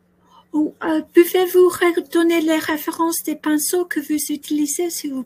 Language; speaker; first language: French; non-native, learner; English